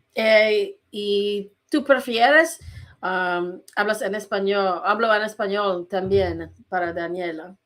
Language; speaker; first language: Spanish; non-native, learner; English